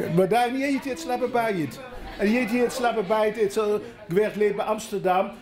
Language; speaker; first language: Hebrew; non-native, fluent; Dutch